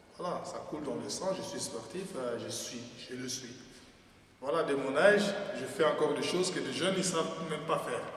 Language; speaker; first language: French; non-native, local second language; Lingala